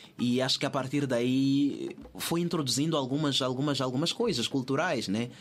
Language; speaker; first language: Portuguese; native; Portuguese